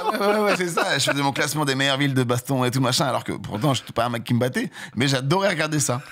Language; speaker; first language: French; native; French